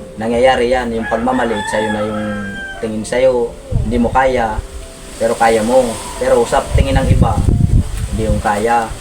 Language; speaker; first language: Filipino; non-native, local second language; Bikol